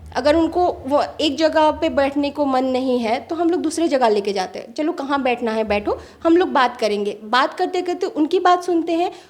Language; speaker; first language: Hindi; non-native, local second language; Assamese